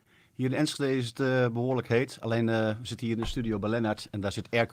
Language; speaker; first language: Dutch; native; Dutch